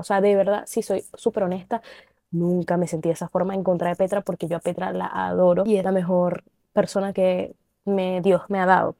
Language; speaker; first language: Spanish; native; Spanish